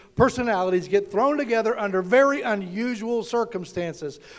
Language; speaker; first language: English; native; English